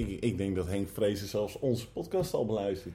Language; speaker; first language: Dutch; native; Dutch